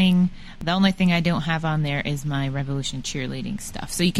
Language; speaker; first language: English; native; English